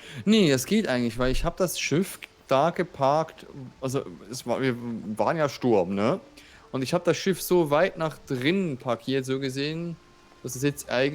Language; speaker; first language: German; native; German